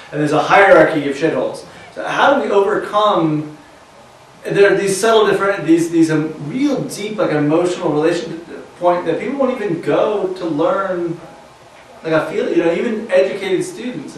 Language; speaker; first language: English; native; English